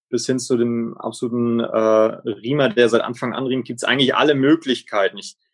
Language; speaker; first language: German; native; German